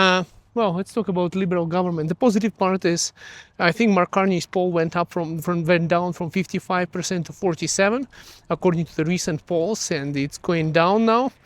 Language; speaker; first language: English; early bilingual, other home language; Russian